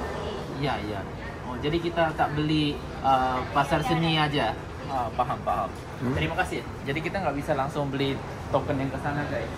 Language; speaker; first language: Indonesian; native; Indonesian